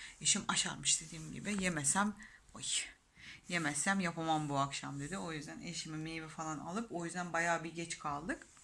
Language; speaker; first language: Turkish; non-native, fluent; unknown